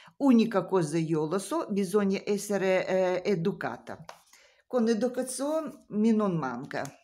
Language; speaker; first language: Italian; non-native, learner; Russian